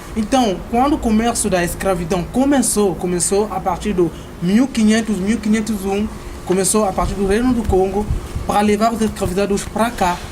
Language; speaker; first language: Portuguese; non-native, fluent; Kongo